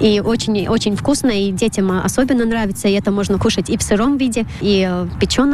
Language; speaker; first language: Russian; non-native, local second language; Latvian